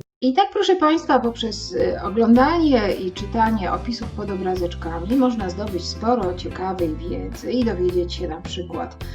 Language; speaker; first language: Polish; native; Polish